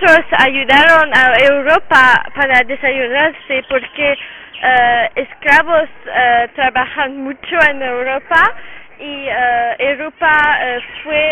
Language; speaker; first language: Spanish; non-native, learner; French